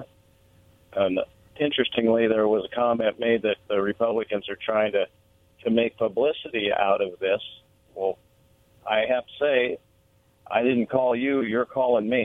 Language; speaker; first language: English; native; English